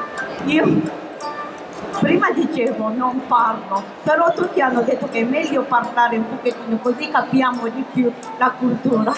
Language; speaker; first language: Italian; non-native, fluent; Japanese